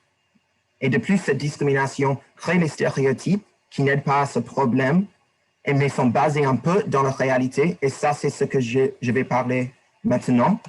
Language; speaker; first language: French; non-native, learner; English